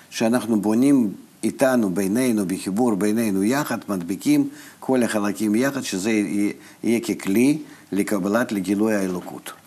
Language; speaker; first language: Hebrew; non-native, fluent; Russian